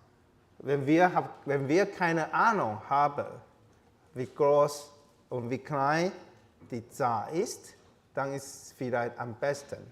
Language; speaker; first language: German; non-native, learner; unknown